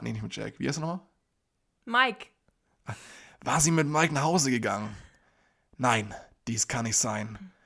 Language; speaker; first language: German; native; German